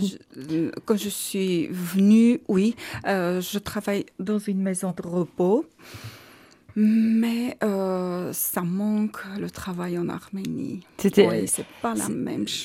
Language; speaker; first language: French; non-native, learner; Armenian